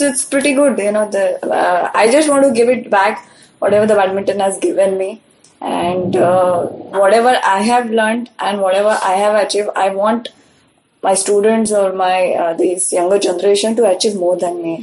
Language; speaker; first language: English; non-native, local second language; Marathi